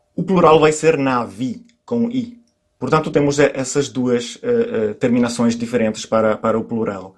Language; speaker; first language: Portuguese; non-native, fluent; Italian